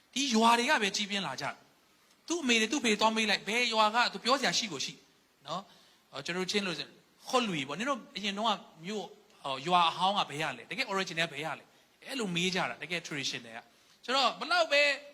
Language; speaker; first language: Burmese; non-native, local second language; Hakha Chin